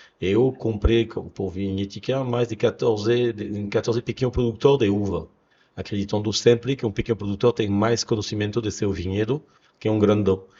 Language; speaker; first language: Portuguese; non-native, fluent; French